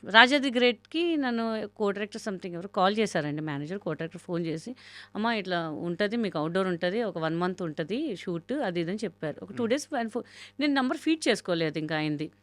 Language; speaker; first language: Telugu; non-native, local second language; Hindi